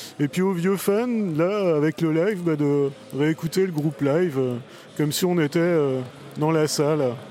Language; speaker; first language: French; native; French